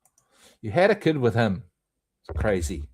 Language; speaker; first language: English; native; English